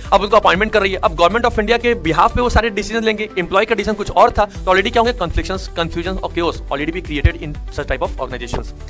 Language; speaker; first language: Hindi; native; Hindi